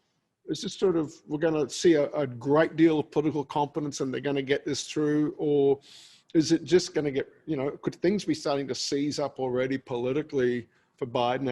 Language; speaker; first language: English; native; English